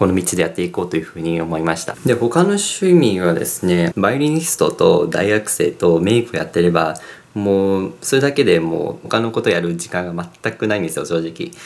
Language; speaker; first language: Japanese; early bilingual, heritage; English